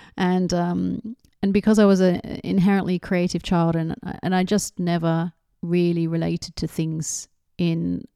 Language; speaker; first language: English; native; English